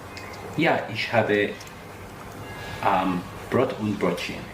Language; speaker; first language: German; non-native, learner; English